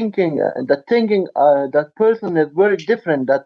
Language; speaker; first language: English; non-native, learner; Persian